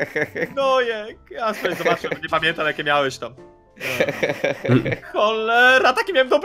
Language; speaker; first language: Polish; native; Polish